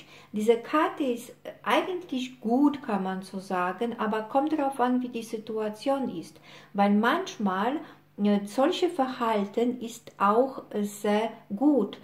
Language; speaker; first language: German; non-native, fluent; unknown